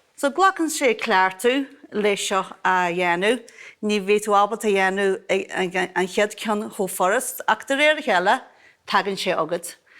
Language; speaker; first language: Irish; native; Irish